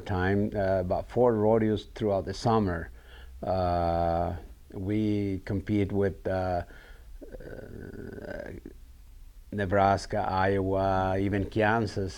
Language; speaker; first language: English; non-native, learner; Spanish